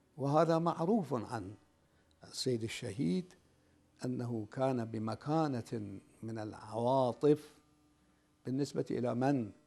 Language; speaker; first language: Arabic; non-native, fluent; Persian